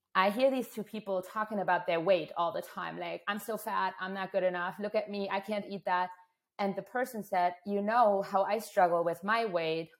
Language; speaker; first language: English; non-native, fluent; German